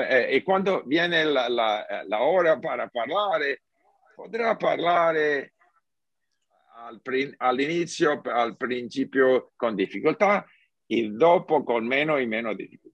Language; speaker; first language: Italian; non-native, learner; English